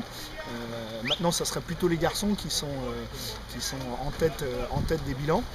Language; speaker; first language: French; native; French